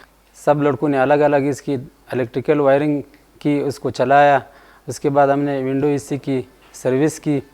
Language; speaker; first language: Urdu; non-native, local second language; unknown